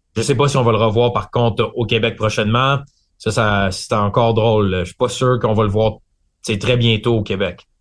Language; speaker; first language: French; native; French